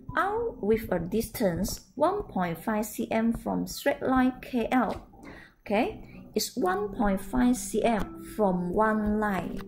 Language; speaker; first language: English; non-native, local second language; Chinese